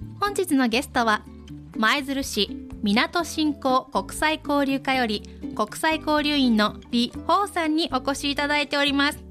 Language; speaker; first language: Japanese; native; Japanese